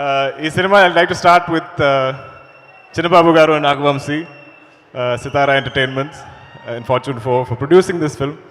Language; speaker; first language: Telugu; non-native, learner; Malayalam